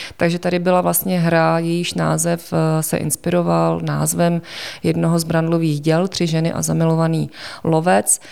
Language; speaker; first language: Czech; native; Czech